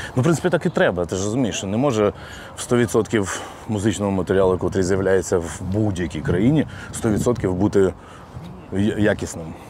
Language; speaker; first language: Ukrainian; non-native, local second language; Russian